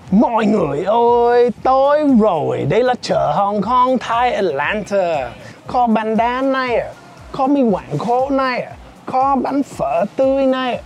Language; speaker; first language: Vietnamese; non-native, fluent; English